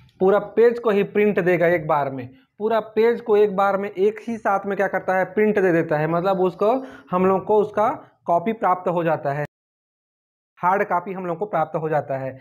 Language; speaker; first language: Hindi; native; Hindi